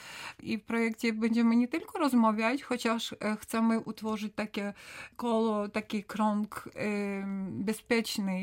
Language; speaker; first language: Polish; non-native, learner; Ukrainian